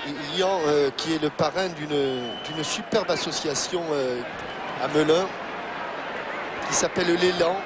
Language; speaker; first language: French; native; French